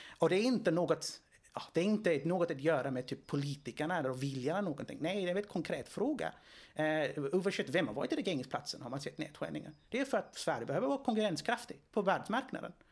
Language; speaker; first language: Swedish; non-native, fluent; Greek